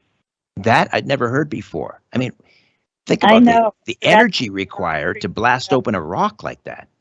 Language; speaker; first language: English; native; English